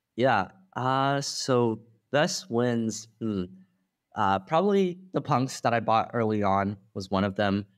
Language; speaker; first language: English; non-native, fluent; Chinese